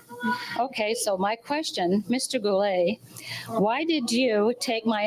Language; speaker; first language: English; native; English